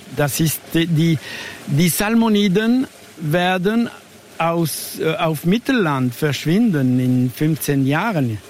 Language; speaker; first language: German; non-native, local second language; French